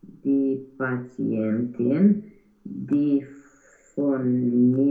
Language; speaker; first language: German; non-native, learner; Romanian